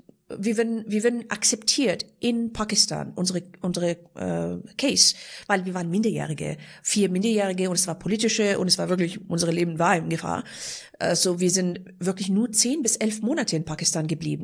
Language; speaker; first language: German; non-native, fluent; Persian